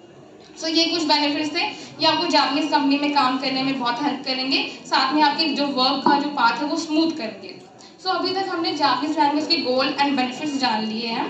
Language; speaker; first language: Hindi; native; Hindi